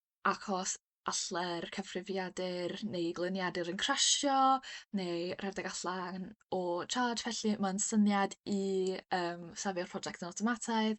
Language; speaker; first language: Welsh; non-native, local second language; English